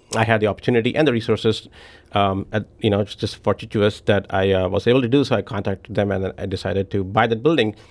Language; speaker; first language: English; non-native, local second language; Hindi